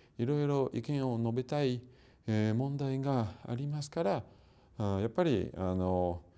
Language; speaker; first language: Japanese; non-native, fluent; Russian